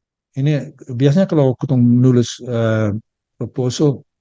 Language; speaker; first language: Indonesian; early bilingual, heritage; Dutch